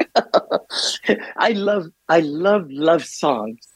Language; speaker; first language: English; non-native, local second language; Hindi